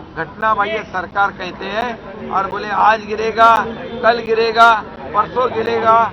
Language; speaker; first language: Hindi; non-native, local second language; Marathi